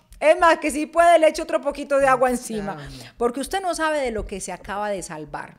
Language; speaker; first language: Spanish; native; Spanish